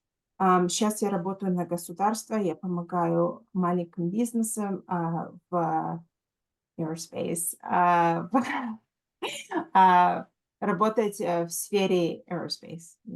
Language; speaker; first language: Russian; early bilingual, heritage; Russian